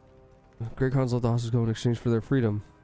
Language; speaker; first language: English; native; English